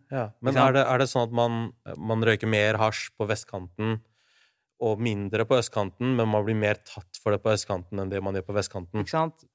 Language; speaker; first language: Norwegian; early bilingual, other home language; Urdu